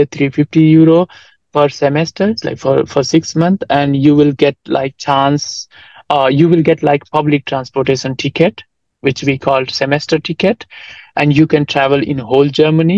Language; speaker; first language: English; non-native, local second language; Nepali